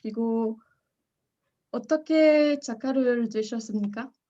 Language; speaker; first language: Korean; non-native, learner; French